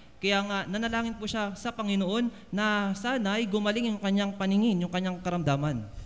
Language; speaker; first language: Filipino; native; Filipino